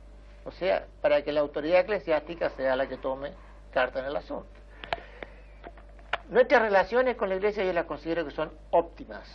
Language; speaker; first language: Spanish; native; Spanish